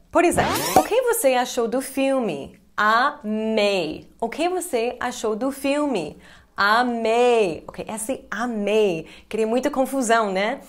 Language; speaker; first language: Portuguese; non-native, fluent; English